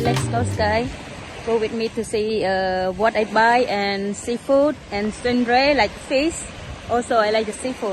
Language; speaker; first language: English; non-native, learner; Khmer